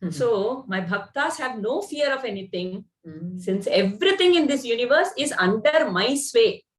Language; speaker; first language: English; non-native, local second language; Kannada